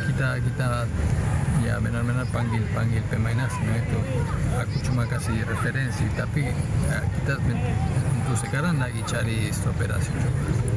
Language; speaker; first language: Indonesian; non-native, fluent; Spanish